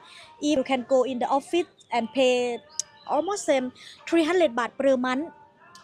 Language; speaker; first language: English; non-native, learner; Thai